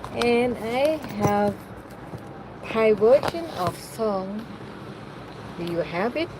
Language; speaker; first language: English; non-native, learner; Thai